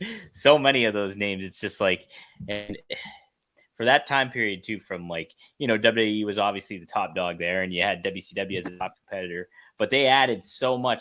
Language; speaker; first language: English; native; English